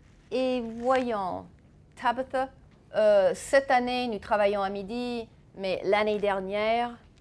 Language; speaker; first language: French; non-native, fluent; English